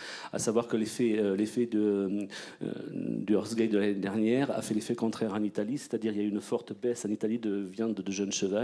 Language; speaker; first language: French; native; French